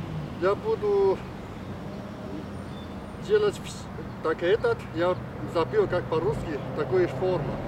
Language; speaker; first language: Russian; non-native, learner; Chinese